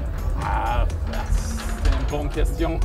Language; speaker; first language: French; non-native, learner; English